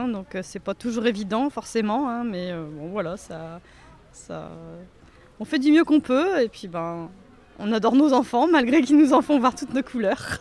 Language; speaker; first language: French; native; French